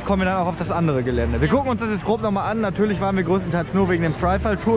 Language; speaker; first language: German; native; German